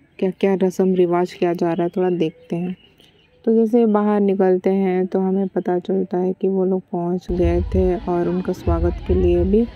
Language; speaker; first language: Hindi; non-native, local second language; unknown